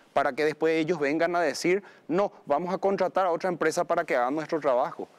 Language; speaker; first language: Spanish; native; Spanish